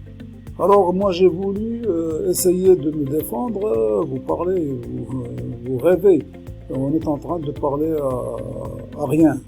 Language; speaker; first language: French; non-native, local second language; Arabic